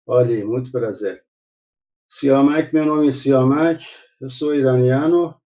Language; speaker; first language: Portuguese; non-native, learner; Persian